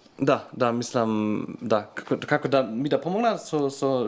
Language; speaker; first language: Macedonian; non-native, learner; German